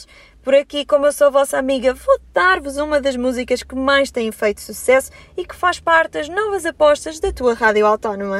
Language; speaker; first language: Portuguese; native; Portuguese